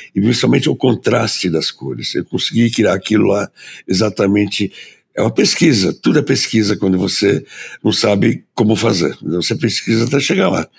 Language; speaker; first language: Portuguese; early bilingual, other home language; German